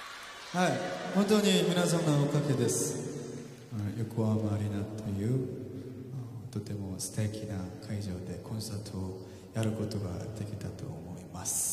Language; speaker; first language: Japanese; non-native, fluent; Korean